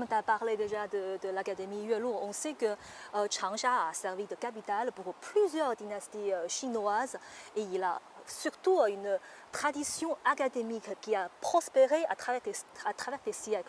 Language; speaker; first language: French; non-native, fluent; Chinese